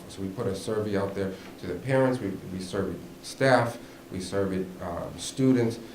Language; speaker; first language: English; native; English